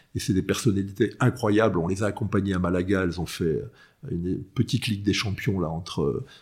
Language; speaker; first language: French; native; French